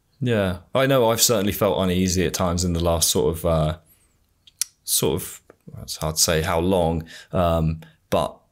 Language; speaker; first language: English; native; English